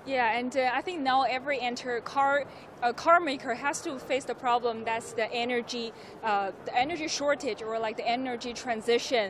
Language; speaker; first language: English; non-native, fluent; Chinese